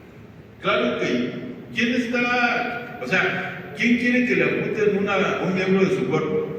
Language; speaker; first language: Spanish; native; Spanish